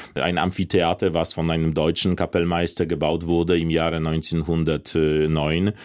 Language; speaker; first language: German; non-native, fluent; Polish